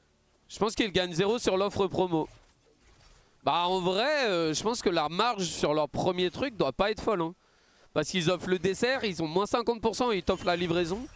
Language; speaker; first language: French; native; French